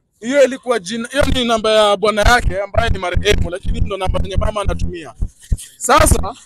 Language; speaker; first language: Swahili; native; Swahili